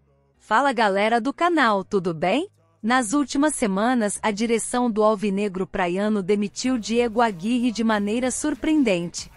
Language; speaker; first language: Portuguese; native; Portuguese